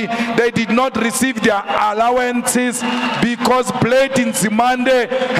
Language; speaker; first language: English; non-native, local second language; Northern Sotho